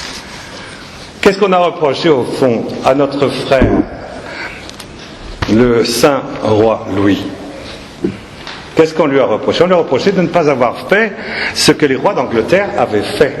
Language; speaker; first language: French; native; French